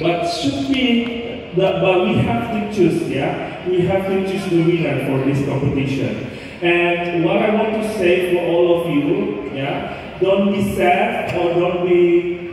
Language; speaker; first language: English; non-native, fluent; Indonesian